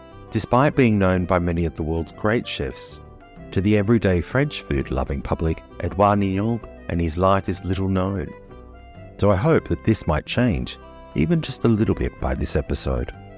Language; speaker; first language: English; native; English